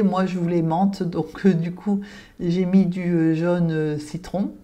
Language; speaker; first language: French; native; French